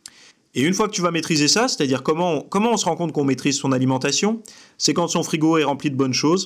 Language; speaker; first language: French; native; French